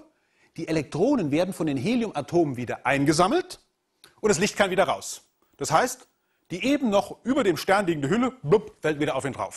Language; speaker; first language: German; native; German